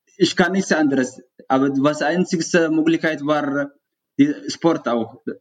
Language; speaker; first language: German; non-native, learner; Tigrinya